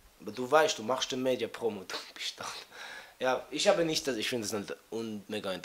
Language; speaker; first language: German; non-native, fluent; French